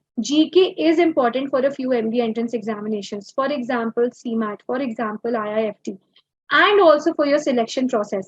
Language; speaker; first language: English; non-native, local second language; Hindi